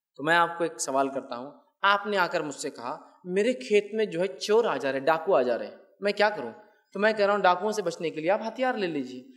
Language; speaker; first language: Urdu; native; Urdu